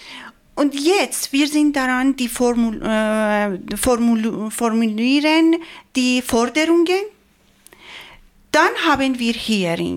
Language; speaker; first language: German; non-native, learner; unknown